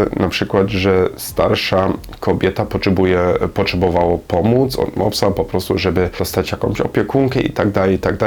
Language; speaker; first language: Polish; non-native, learner; German